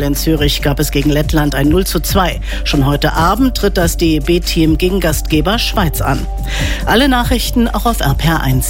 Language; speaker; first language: German; native; German